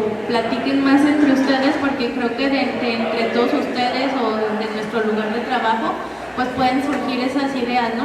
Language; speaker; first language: Spanish; native; Spanish